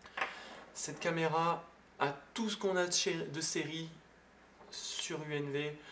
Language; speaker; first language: French; native; French